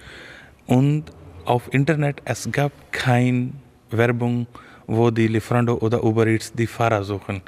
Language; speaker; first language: German; non-native, fluent; Urdu